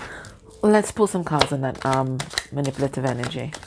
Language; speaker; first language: English; native; English